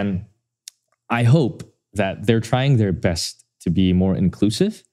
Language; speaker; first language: English; non-native, fluent; Indonesian